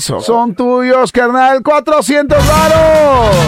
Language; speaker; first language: Spanish; native; Spanish